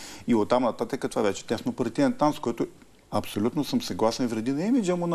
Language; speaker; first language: Bulgarian; native; Bulgarian